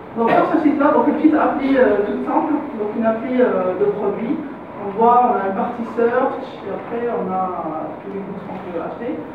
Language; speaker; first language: French; non-native, local second language; Arabic